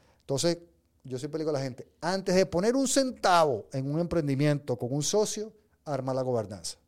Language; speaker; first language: Spanish; native; Spanish